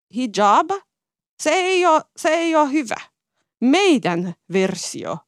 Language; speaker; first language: Finnish; non-native, learner; Persian